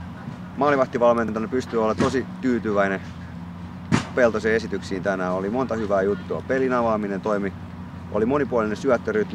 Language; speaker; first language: Finnish; native; Finnish